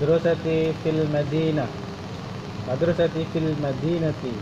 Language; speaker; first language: Arabic; non-native, learner; Indonesian